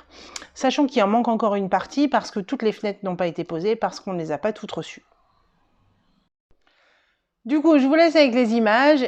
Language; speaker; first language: French; native; French